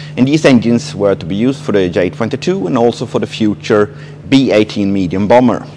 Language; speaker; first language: English; non-native, fluent; Swedish